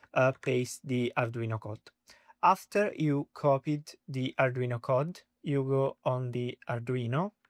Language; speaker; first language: English; non-native, fluent; Italian